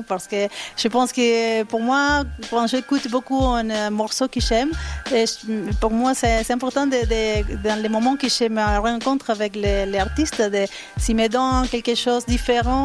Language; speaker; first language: French; non-native, fluent; Spanish